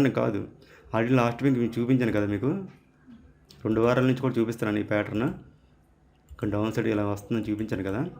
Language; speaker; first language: Telugu; native; Telugu